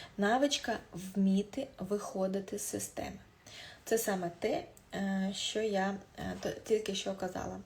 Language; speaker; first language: Ukrainian; non-native, local second language; Russian